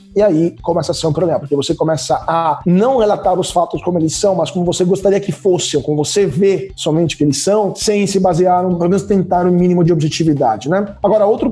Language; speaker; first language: Portuguese; non-native, fluent; Italian